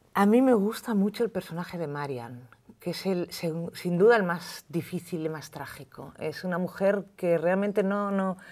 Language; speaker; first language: Spanish; native; Spanish